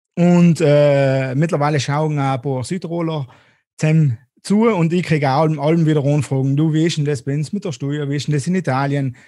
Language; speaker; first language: German; native; German